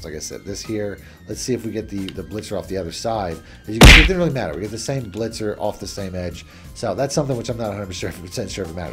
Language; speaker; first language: English; native; English